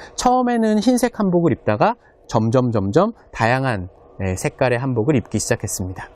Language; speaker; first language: Korean; native; Korean